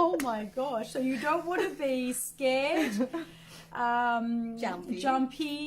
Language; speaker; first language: English; native; English